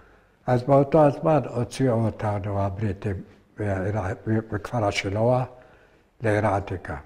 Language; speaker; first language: Hebrew; early bilingual, other home language; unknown